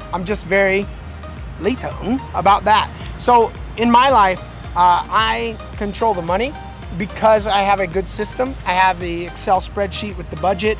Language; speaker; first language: English; native; English